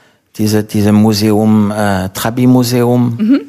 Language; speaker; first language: German; non-native, fluent; French